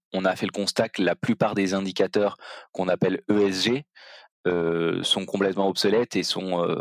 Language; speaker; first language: French; native; French